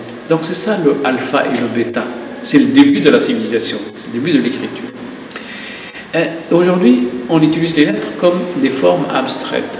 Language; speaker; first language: French; non-native, local second language; Arabic